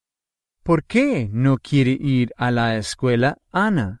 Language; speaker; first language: Spanish; non-native, fluent; English